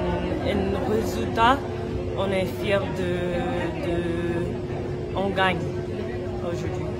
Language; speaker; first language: French; non-native, local second language; Haitian Creole